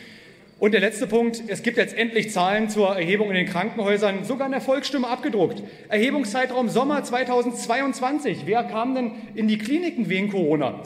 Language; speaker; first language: German; native; German